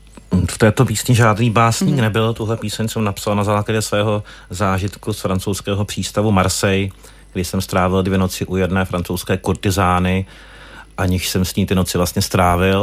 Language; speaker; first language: Czech; native; Czech